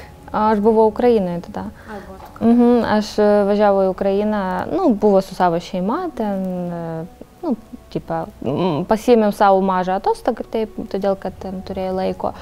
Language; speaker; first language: Lithuanian; non-native, learner; Ukrainian